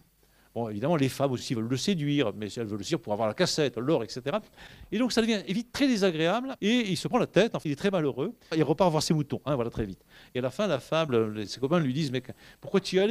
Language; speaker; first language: French; native; French